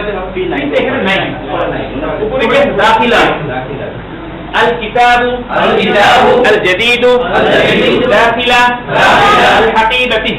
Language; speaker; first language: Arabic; non-native, fluent; Bangla